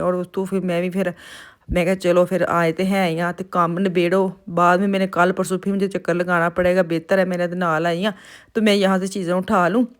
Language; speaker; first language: Hindi; non-native, local second language; Punjabi